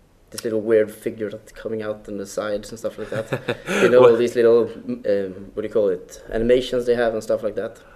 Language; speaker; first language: English; non-native, fluent; Swedish